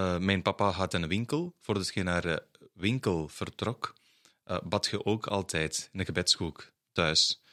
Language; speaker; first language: Dutch; non-native, fluent; Tamil